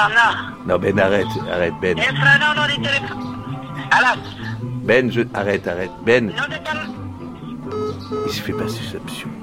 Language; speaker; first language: French; native; French